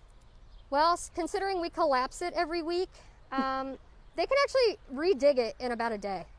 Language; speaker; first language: English; native; English